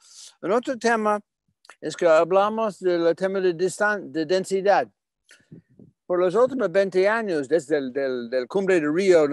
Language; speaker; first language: Spanish; non-native, fluent; English